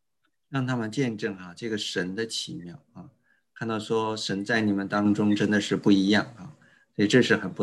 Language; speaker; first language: Chinese; native; Chinese